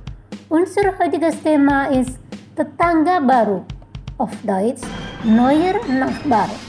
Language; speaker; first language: German; non-native, fluent; Indonesian